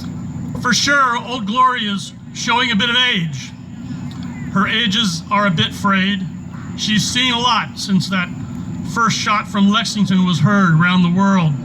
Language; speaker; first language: English; native; English